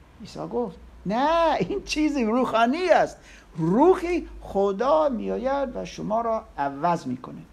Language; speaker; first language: Persian; non-native, learner; English